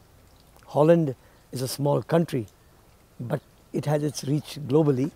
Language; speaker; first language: English; non-native, local second language; Nepali